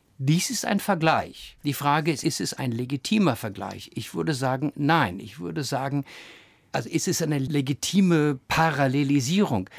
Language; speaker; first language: German; early bilingual, other home language; English